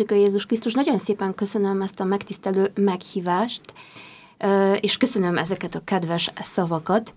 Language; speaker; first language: Hungarian; non-native, fluent; Polish